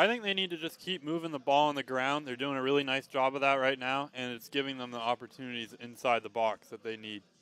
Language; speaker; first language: English; native; English